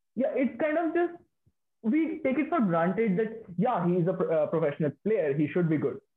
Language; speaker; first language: English; non-native, local second language; Hindi